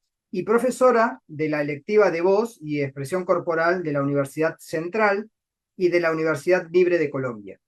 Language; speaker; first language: Spanish; native; Spanish